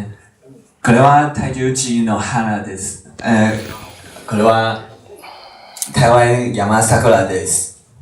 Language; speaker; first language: Japanese; non-native, learner; Chinese